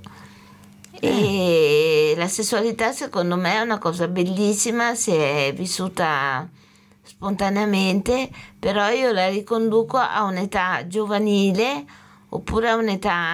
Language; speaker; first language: Italian; native; Italian